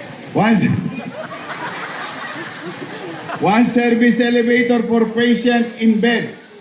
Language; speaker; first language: English; non-native, local second language; Filipino